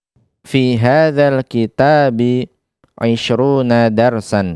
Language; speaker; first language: Arabic; non-native, fluent; Indonesian